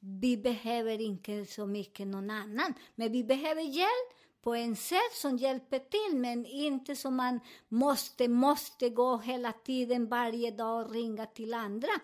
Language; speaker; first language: Swedish; non-native, learner; Spanish